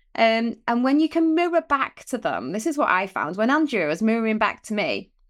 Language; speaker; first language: English; native; English